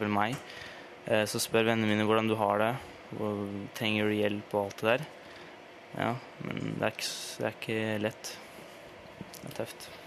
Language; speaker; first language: Norwegian; early bilingual, other home language; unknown